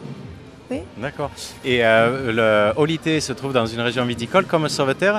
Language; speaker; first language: French; native; French